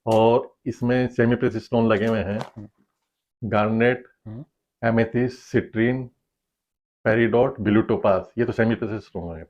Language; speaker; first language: Hindi; native; Hindi